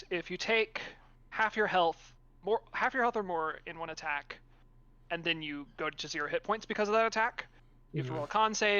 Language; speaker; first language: English; native; English